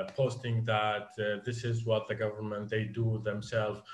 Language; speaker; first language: English; non-native, fluent; Arabic